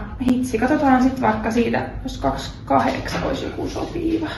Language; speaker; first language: Finnish; native; Finnish